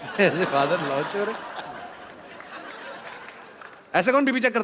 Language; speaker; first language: Hindi; native; Hindi